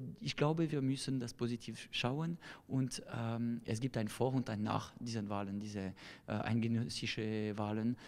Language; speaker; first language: German; non-native, local second language; French